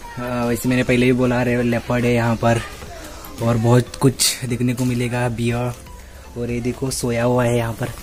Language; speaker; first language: Hindi; non-native, local second language; Marathi